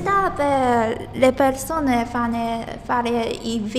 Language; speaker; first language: Italian; non-native, learner; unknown